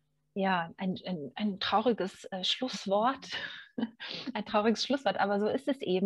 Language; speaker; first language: German; native; German